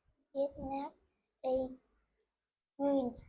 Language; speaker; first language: English; non-native, learner; Vietnamese